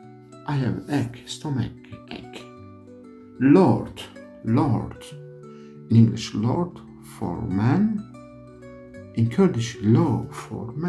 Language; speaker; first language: English; non-native, learner; Kurdish